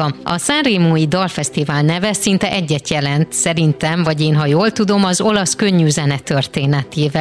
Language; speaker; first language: Hungarian; native; Hungarian